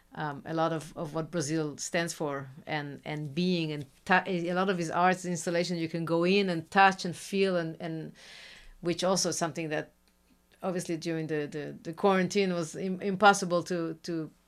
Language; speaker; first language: English; non-native, fluent; Hebrew